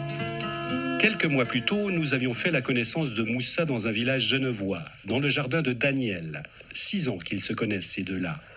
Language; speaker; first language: French; native; French